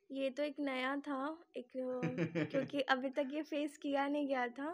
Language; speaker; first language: Hindi; non-native, local second language; Odia